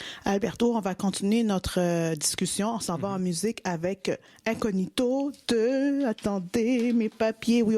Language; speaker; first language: French; native; French